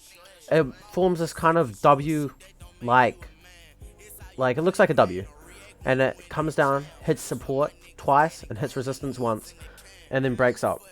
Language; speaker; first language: English; native; English